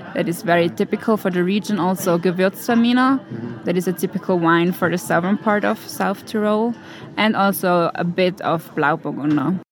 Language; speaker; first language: English; non-native, fluent; Italian